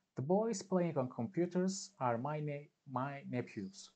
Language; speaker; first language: English; non-native, fluent; Turkish